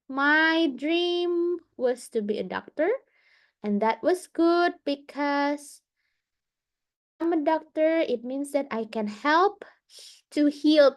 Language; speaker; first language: English; non-native, fluent; Indonesian